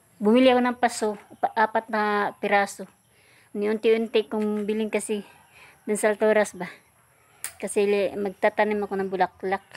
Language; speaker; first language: Filipino; non-native, local second language; Cebuano